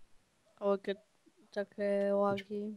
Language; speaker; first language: Czech; non-native, local second language; Slovak